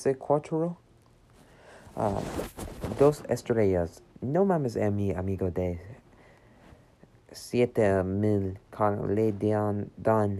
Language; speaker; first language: Spanish; non-native, learner; English